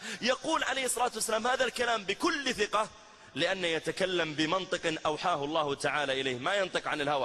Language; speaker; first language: Arabic; native; Arabic